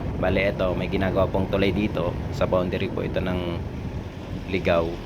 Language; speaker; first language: Filipino; non-native, local second language; Bikol